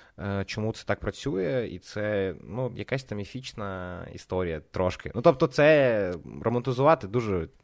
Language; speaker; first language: Ukrainian; non-native, local second language; Russian